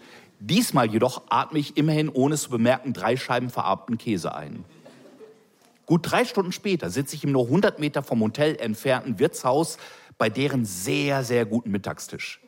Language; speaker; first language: German; native; German